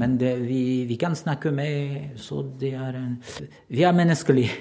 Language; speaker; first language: Norwegian; non-native, learner; French